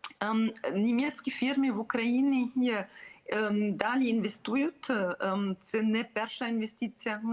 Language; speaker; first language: Ukrainian; non-native, fluent; German